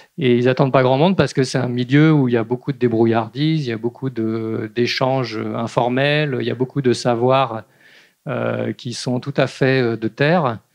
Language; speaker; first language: French; native; French